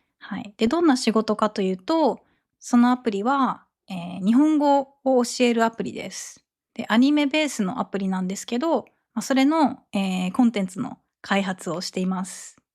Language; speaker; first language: Japanese; native; Japanese